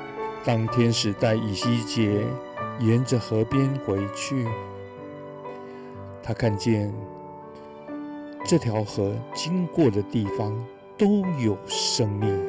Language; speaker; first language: Chinese; native; Chinese